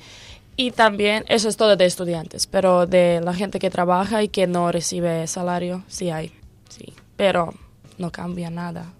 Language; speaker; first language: Spanish; non-native, learner; Croatian